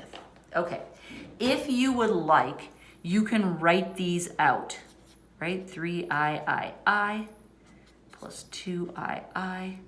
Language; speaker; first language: English; native; English